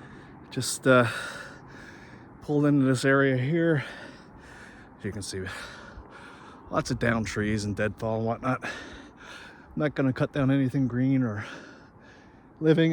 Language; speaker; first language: English; native; English